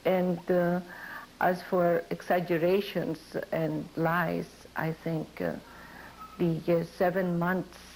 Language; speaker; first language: English; non-native, local second language; Filipino